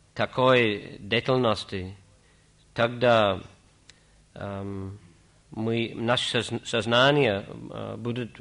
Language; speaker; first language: Russian; non-native, fluent; English